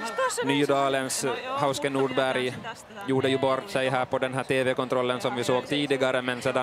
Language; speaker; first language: Swedish; native; Swedish